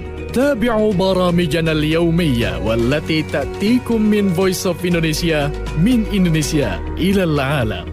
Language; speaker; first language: Arabic; non-native, fluent; Indonesian